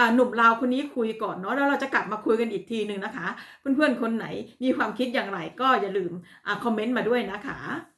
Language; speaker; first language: Thai; native; Thai